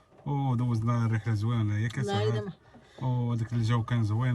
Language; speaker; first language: Arabic; native; Arabic